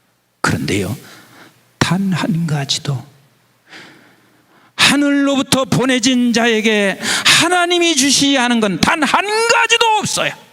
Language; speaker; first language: Korean; native; Korean